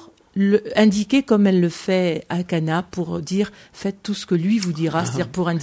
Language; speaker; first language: French; native; French